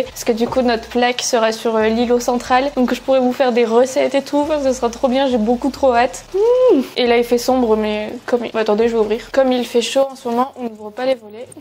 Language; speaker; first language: French; native; French